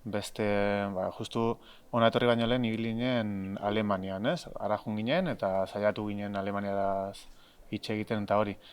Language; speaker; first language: Basque; non-native, local second language; Spanish